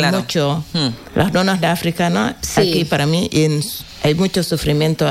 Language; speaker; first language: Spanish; non-native, learner; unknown